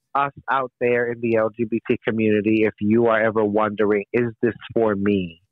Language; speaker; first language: English; native; English